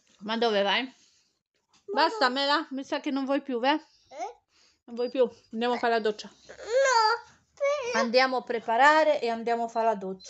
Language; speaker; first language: Italian; non-native, learner; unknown